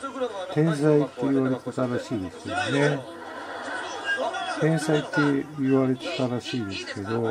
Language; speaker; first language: Japanese; native; Japanese